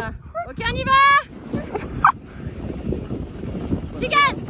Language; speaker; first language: French; native; French